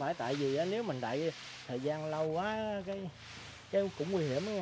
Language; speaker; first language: Vietnamese; native; Vietnamese